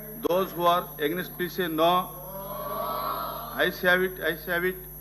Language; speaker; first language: English; non-native, local second language; Telugu